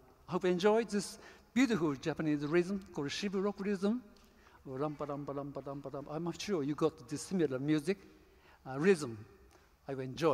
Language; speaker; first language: English; non-native, learner; Japanese